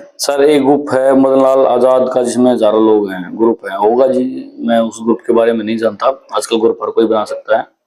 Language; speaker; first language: Hindi; native; Hindi